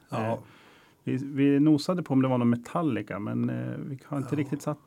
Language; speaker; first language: Swedish; native; Swedish